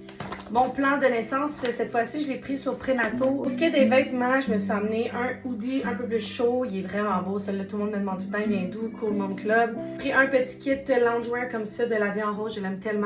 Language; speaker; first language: French; native; French